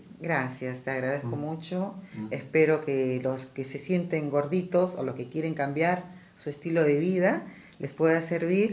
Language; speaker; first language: Spanish; native; Spanish